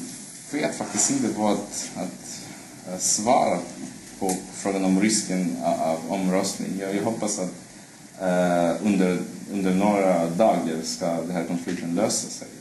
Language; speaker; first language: Swedish; non-native, fluent; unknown